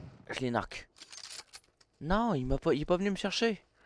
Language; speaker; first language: French; native; French